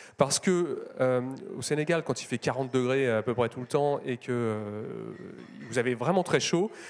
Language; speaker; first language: French; native; French